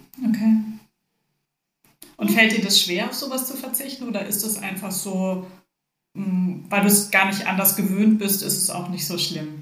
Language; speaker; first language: German; native; German